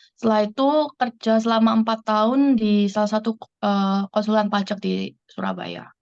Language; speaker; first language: Indonesian; native; Indonesian